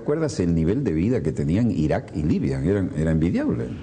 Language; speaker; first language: Spanish; native; Spanish